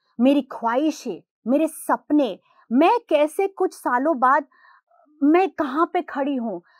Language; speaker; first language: Hindi; non-native, local second language; Gujarati